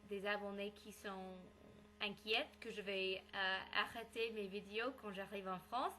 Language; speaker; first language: French; non-native, learner; English